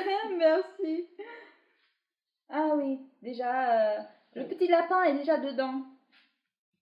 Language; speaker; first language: French; non-native, fluent; Chinese